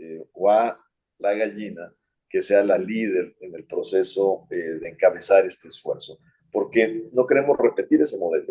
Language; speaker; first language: Spanish; native; Spanish